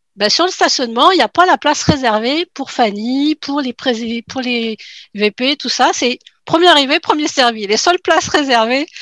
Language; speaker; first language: French; native; French